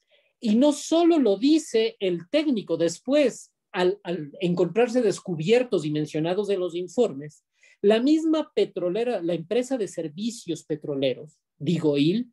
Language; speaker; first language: Spanish; native; Spanish